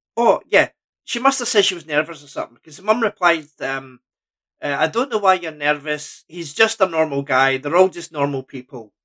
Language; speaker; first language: English; native; English